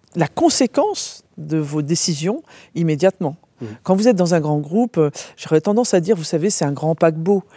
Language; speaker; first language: French; native; French